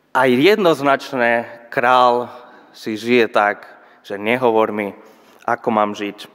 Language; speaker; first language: Slovak; non-native, fluent; Spanish